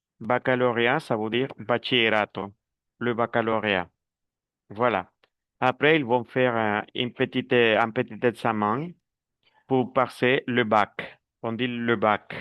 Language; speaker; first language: French; non-native, fluent; Spanish